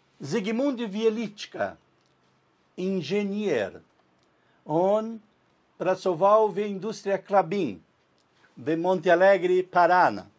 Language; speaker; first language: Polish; non-native, learner; Portuguese